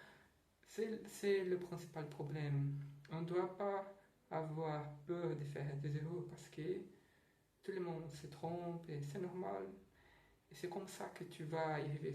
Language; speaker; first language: French; non-native, learner; Portuguese